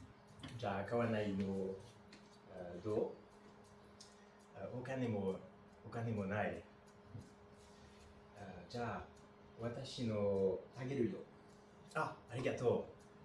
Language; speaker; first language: Japanese; non-native, learner; French